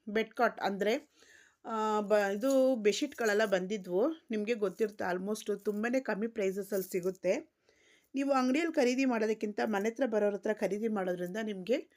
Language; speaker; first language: Kannada; non-native, local second language; Tamil